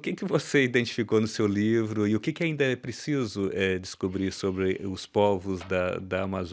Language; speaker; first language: Portuguese; native; Portuguese